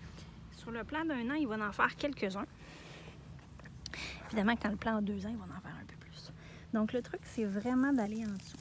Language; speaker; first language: French; native; French